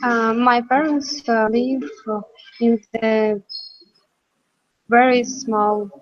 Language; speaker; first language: English; non-native, learner; Russian